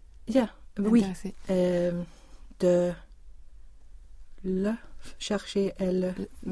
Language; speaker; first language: French; non-native, learner; Swedish